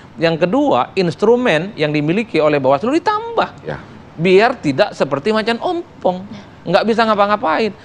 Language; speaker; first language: Indonesian; non-native, local second language; Madurese